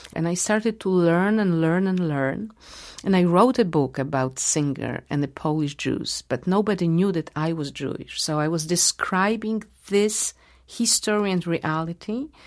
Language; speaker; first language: English; non-native, fluent; Polish